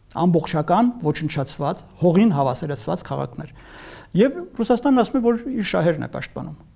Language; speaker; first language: Armenian; native; Armenian